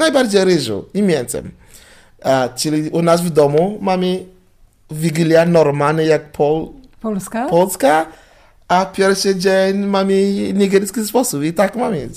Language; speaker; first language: Polish; non-native, learner; English